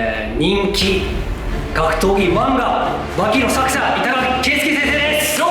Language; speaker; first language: Japanese; native; Japanese